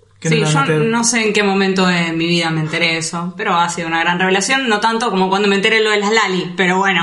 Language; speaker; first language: Spanish; native; Spanish